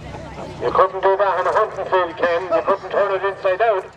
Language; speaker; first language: English; native; English